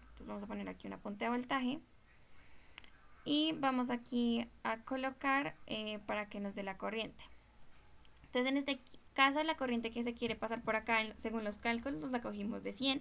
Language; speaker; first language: Spanish; native; Spanish